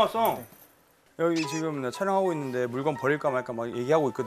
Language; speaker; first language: Korean; native; Korean